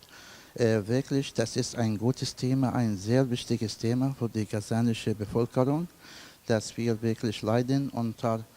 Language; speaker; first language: German; non-native, fluent; Arabic